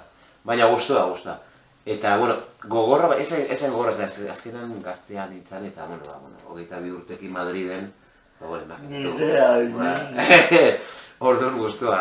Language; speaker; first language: Basque; non-native, local second language; Spanish